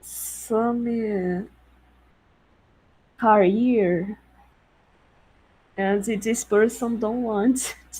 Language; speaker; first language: English; non-native, learner; Portuguese